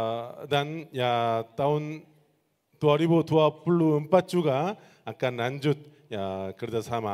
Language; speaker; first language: Indonesian; non-native, learner; Korean